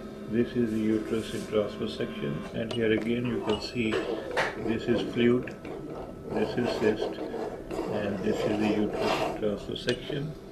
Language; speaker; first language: English; non-native, local second language; Punjabi